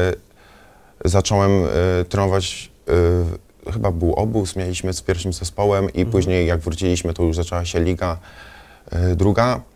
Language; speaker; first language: Polish; native; Polish